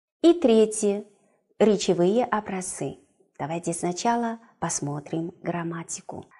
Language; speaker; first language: Russian; non-native, fluent; Chinese